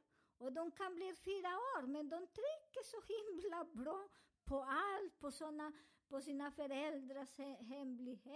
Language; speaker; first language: Swedish; non-native, learner; Spanish